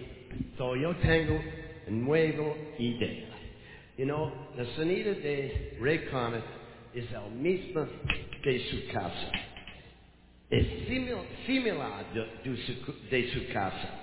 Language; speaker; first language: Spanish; non-native, learner; English